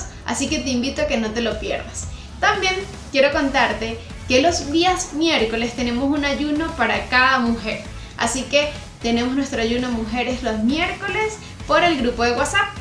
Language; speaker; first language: Spanish; native; Spanish